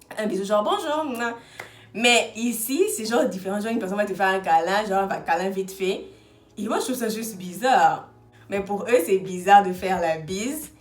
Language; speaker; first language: French; non-native, local second language; Lingala